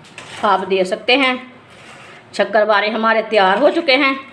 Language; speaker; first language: Urdu; native; Urdu